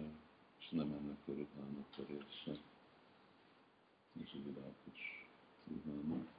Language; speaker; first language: Hungarian; early bilingual, heritage; Hungarian